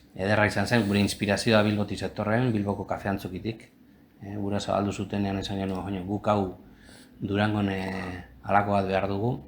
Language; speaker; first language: Basque; native; Basque